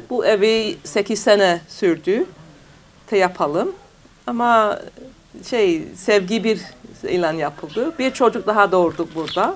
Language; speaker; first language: Turkish; non-native, fluent; English